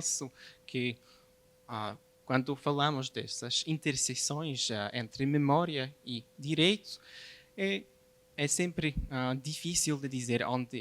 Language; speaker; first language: Portuguese; non-native, fluent; Polish